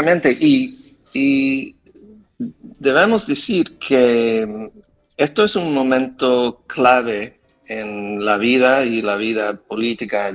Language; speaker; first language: Spanish; non-native, fluent; English